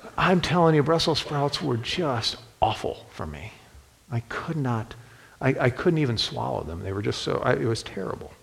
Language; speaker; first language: English; native; English